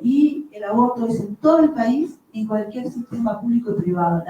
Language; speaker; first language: Spanish; native; Spanish